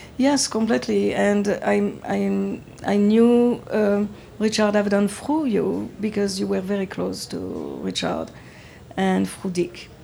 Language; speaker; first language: English; non-native, fluent; French